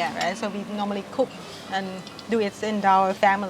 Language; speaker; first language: English; non-native, learner; Thai